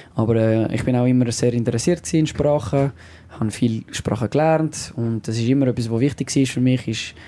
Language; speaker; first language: German; non-native, local second language; French